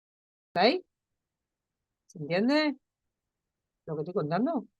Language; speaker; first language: Spanish; native; Spanish